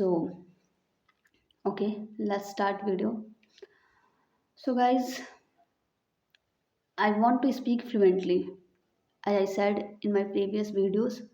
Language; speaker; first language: English; non-native, learner; Hindi